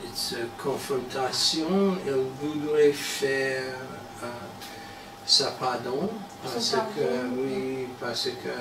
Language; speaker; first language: French; non-native, learner; English